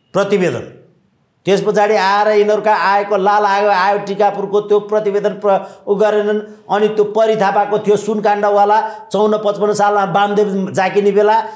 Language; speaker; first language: Nepali; native; Nepali